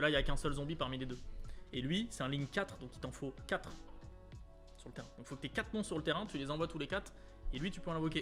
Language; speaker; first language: French; native; French